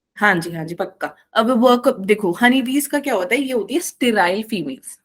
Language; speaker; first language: Hindi; non-native, local second language; Malayalam